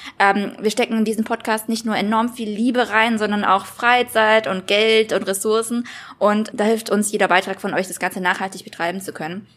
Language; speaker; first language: German; early bilingual, other home language; Vietnamese